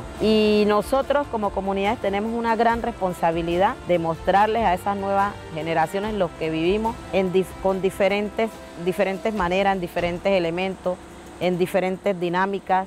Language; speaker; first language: Spanish; native; Spanish